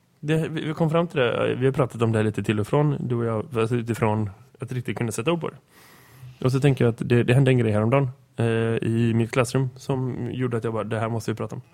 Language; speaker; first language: Swedish; native; Swedish